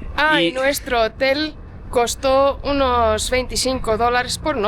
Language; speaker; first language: Spanish; non-native, fluent; Estonian